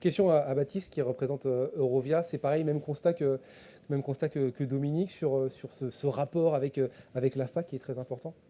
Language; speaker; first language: French; native; French